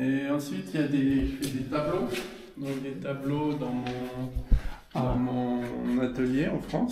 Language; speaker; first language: French; native; French